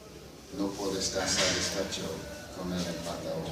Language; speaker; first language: Spanish; non-native, fluent; English